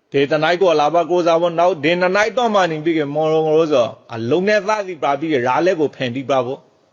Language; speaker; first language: Burmese; native; Burmese